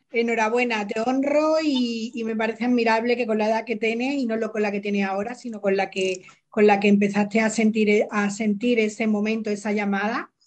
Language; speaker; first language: Spanish; native; Spanish